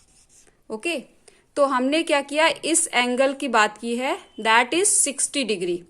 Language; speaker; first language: Hindi; native; Hindi